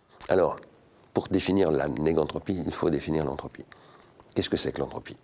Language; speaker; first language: French; native; French